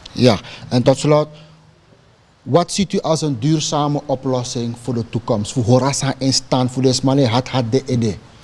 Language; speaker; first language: Dutch; non-native, local second language; Sranan Tongo